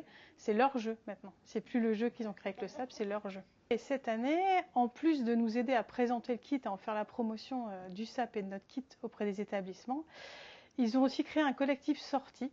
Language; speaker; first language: French; native; French